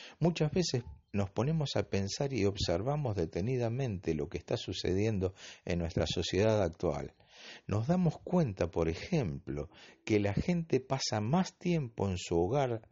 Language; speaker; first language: Spanish; native; Spanish